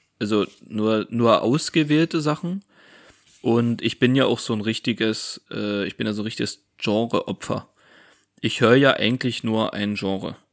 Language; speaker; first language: German; native; German